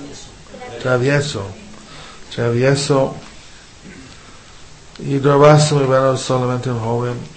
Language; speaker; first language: Spanish; non-native, fluent; English